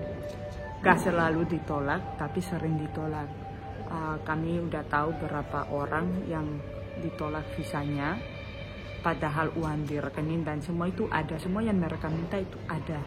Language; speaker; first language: Indonesian; non-native, fluent; Spanish